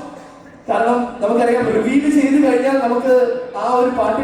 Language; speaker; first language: Malayalam; native; Malayalam